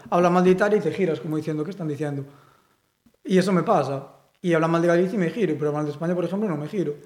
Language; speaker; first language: Spanish; non-native, local second language; Galician